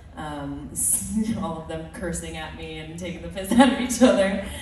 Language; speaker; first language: English; early bilingual, other home language; Filipino